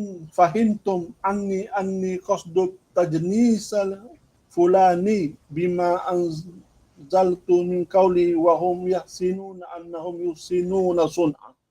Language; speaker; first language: Arabic; non-native, fluent; Malay